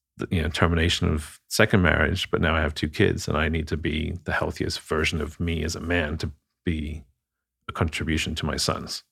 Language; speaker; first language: English; native; English